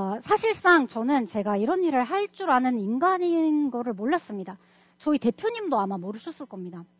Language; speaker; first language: Korean; non-native, fluent; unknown